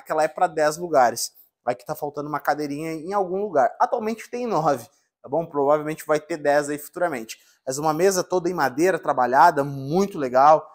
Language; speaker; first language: Portuguese; native; Portuguese